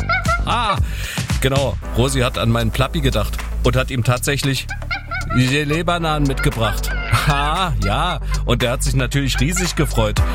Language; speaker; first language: German; native; German